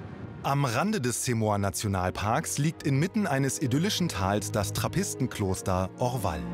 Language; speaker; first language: German; native; German